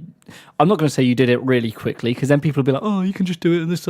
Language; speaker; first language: English; native; English